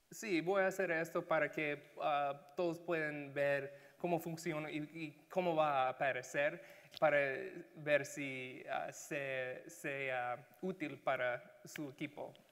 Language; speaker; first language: Spanish; non-native, learner; English